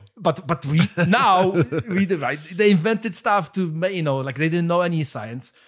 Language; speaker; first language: English; non-native, fluent; Polish